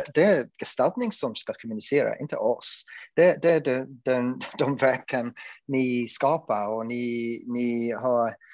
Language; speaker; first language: Swedish; non-native, fluent; English